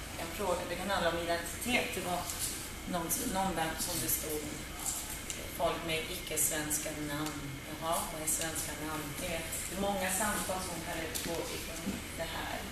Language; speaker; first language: Swedish; native; Swedish